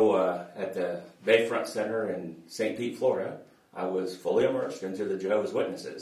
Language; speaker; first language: English; native; English